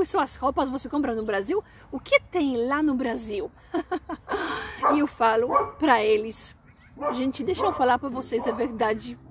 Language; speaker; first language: Portuguese; non-native, fluent; Polish